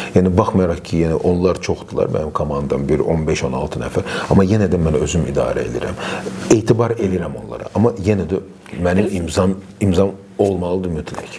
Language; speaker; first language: Azerbaijani; non-native, local second language; Russian